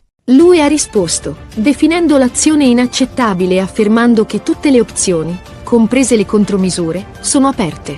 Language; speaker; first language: Italian; native; Italian